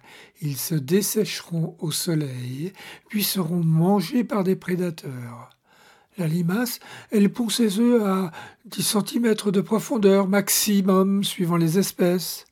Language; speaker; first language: French; native; French